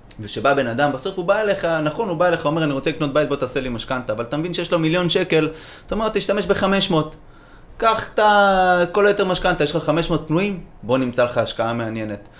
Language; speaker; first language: Hebrew; native; Hebrew